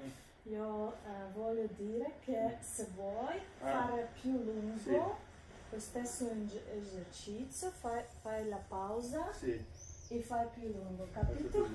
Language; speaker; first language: Italian; non-native, learner; Russian